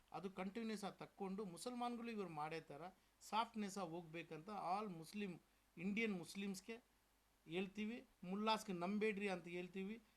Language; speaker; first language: Kannada; non-native, local second language; Urdu